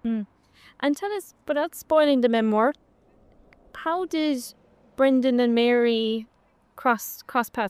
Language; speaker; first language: English; native; English